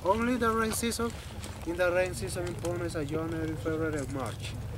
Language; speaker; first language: English; non-native, learner; Spanish